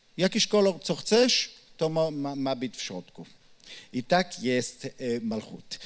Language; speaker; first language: Polish; non-native, learner; Hebrew